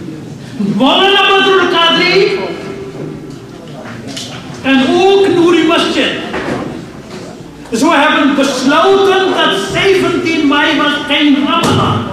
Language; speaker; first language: Dutch; non-native, fluent; Urdu